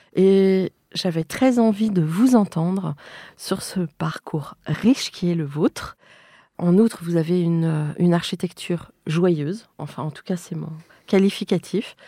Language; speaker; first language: French; native; French